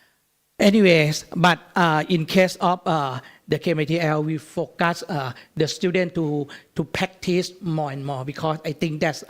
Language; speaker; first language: English; non-native, learner; Thai